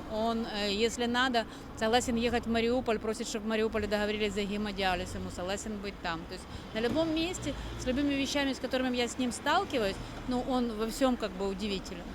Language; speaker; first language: Russian; native; Russian